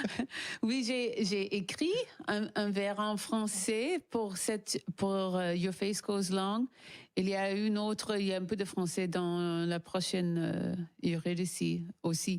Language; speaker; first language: French; non-native, learner; English